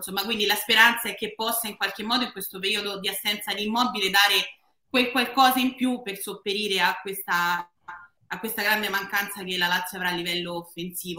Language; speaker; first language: Italian; native; Italian